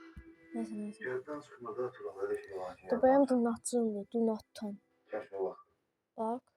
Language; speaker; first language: Turkish; non-native, learner; Azerbaijani